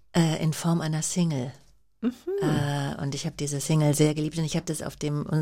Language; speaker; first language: German; native; German